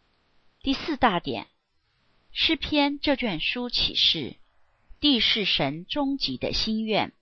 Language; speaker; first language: Chinese; native; Chinese